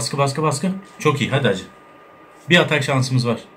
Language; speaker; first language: Turkish; native; Turkish